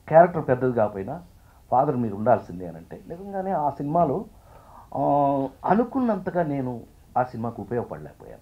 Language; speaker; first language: Telugu; native; Telugu